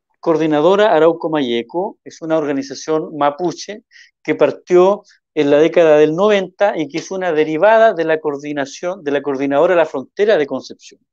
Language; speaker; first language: Spanish; native; Spanish